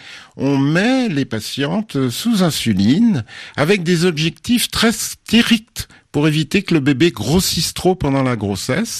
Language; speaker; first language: French; native; French